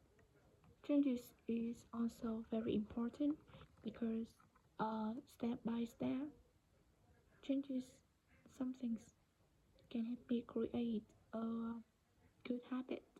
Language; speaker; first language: English; non-native, learner; Vietnamese